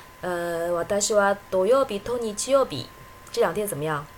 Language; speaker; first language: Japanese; non-native, fluent; Chinese